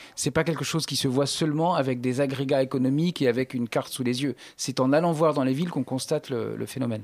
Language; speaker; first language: French; native; French